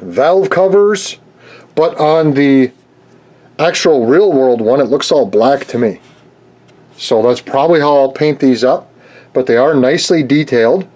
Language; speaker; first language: English; native; English